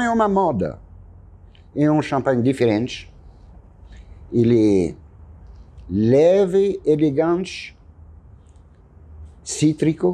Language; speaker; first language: Portuguese; non-native, fluent; French